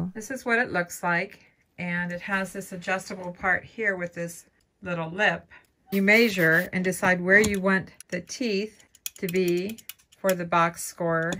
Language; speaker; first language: English; native; English